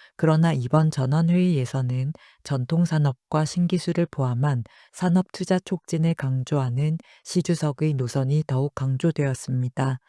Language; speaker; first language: Korean; native; Korean